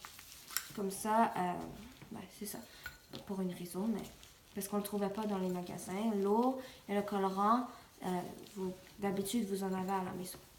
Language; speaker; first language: French; non-native, local second language; English